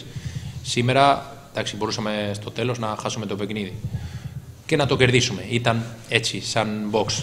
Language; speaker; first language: Greek; non-native, learner; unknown